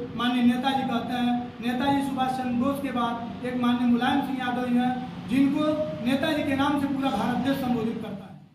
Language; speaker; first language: Hindi; native; Hindi